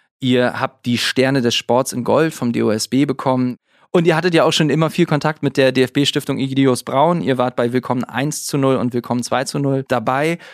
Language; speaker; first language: German; native; German